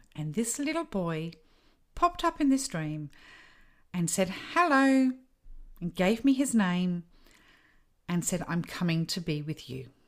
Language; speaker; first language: English; native; English